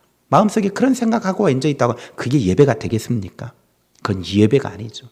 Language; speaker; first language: Korean; native; Korean